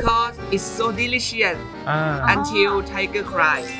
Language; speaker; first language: English; non-native, learner; Thai